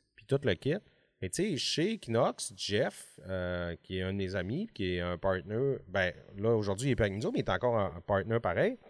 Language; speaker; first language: French; native; French